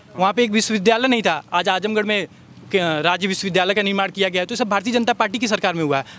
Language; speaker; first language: Hindi; native; Hindi